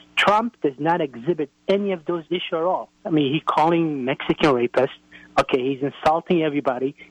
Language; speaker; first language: English; non-native, fluent; Somali